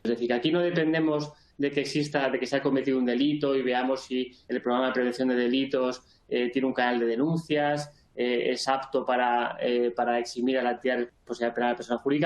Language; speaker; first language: Spanish; native; Spanish